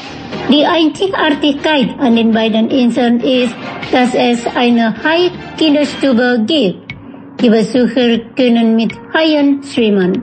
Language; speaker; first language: German; non-native, fluent; Indonesian